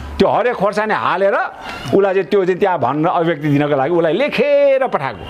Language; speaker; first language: Nepali; non-native, local second language; Sherpa